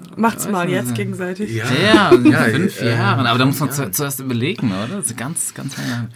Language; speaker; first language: German; non-native, fluent; Slovak